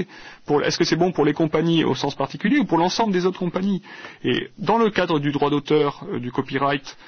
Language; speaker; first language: French; native; French